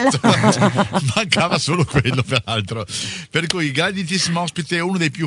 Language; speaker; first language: Italian; native; Italian